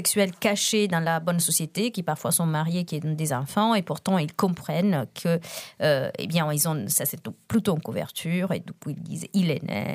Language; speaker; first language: French; non-native, fluent; Italian